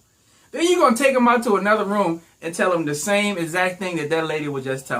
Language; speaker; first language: English; native; English